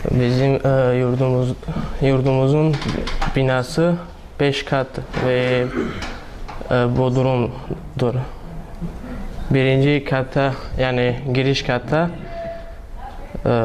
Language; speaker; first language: Turkish; non-native, learner; Tajik